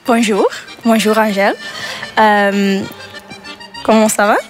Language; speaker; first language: French; non-native, local second language; Dutch